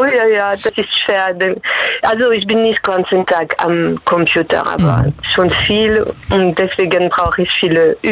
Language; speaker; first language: German; non-native, fluent; French